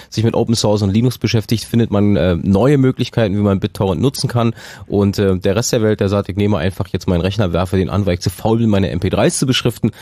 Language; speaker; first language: German; native; German